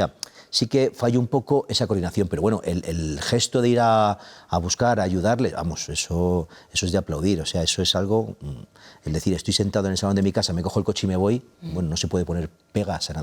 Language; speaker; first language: Spanish; native; Spanish